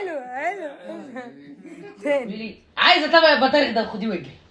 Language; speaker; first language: Arabic; native; Arabic